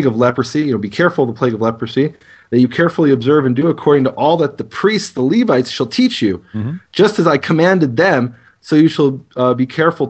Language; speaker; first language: English; native; English